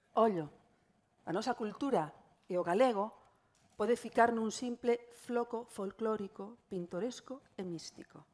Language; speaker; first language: Galician; non-native, local second language; Spanish